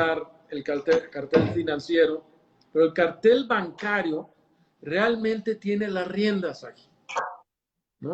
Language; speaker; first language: Spanish; native; Spanish